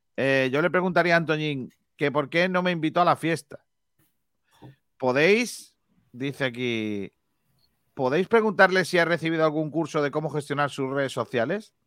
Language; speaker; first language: Spanish; native; Spanish